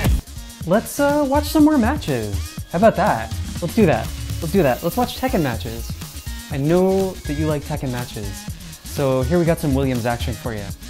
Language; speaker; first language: English; native; English